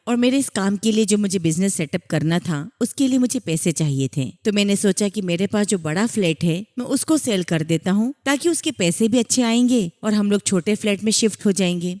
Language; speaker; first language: Hindi; native; Hindi